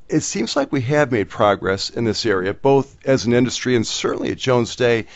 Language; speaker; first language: English; native; English